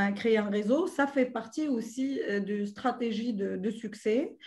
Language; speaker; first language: French; non-native, local second language; Arabic